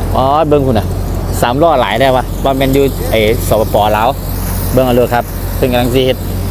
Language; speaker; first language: Thai; native; Thai